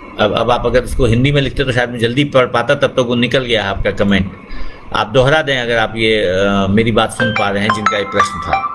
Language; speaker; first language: Hindi; native; Hindi